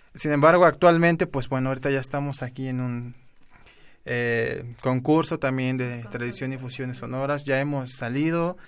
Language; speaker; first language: Spanish; native; Spanish